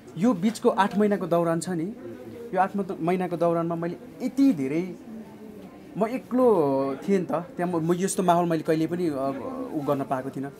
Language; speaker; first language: Nepali; native; Nepali